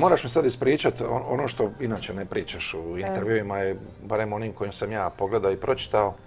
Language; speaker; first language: Croatian; native; Croatian